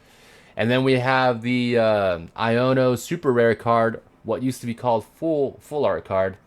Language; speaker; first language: English; native; English